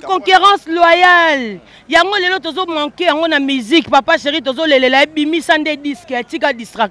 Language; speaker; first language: French; non-native, local second language; Lingala